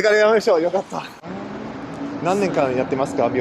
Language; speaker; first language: Japanese; non-native, learner; English